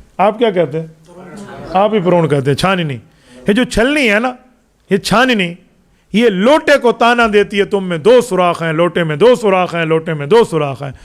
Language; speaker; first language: Urdu; non-native, local second language; Punjabi